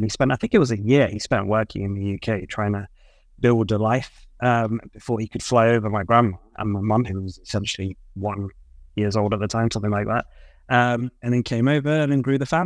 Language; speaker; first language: English; native; English